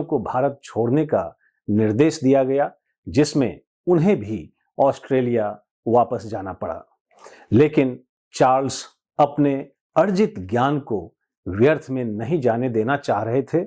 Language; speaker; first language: Hindi; native; Hindi